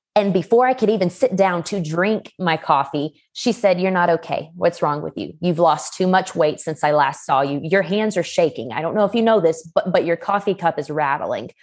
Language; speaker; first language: English; native; English